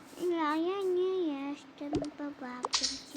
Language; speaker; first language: Polish; early bilingual, heritage; Polish